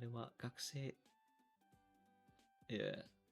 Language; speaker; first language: Japanese; non-native, learner; English